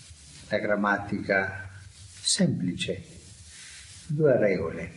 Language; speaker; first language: Italian; non-native, fluent; Spanish